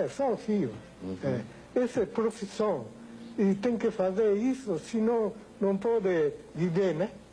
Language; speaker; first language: Portuguese; non-native, learner; Japanese